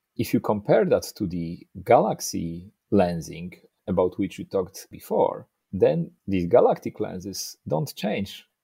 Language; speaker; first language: English; non-native, fluent; Polish